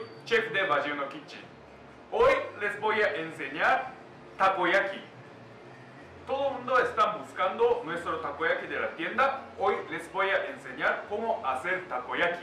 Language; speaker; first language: Spanish; non-native, learner; Japanese